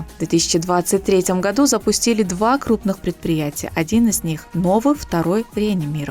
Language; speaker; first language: Russian; native; Russian